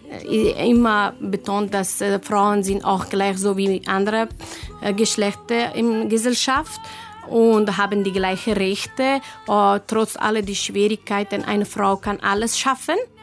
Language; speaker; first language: German; non-native, learner; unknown